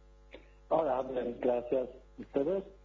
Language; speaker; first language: Spanish; non-native, learner; Polish